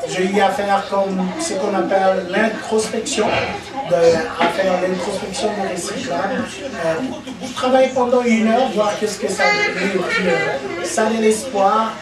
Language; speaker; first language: French; non-native, local second language; Lingala